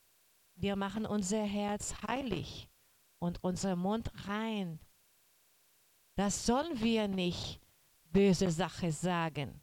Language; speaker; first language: German; non-native, learner; Portuguese